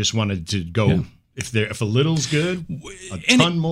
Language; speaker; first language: English; native; English